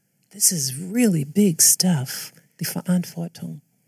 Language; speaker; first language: English; native; English